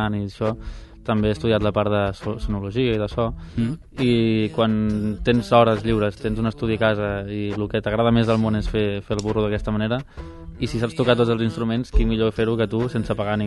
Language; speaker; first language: Catalan; native; Catalan